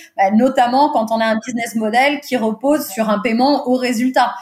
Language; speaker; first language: French; early bilingual, other home language; Portuguese